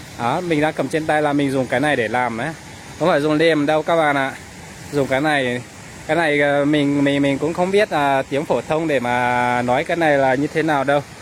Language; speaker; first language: Vietnamese; non-native, local second language; Iu Mien